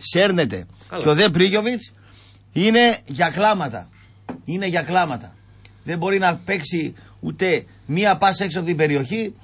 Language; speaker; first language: Greek; native; Greek